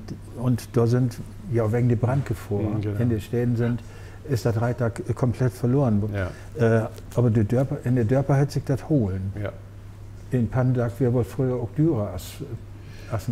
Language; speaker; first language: German; native; German